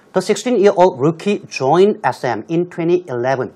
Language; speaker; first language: English; non-native, fluent; Korean